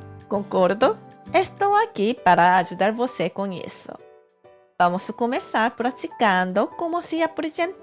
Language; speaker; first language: Portuguese; non-native, fluent; Korean